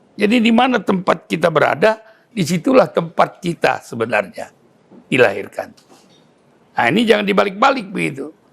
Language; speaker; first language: Indonesian; native; Indonesian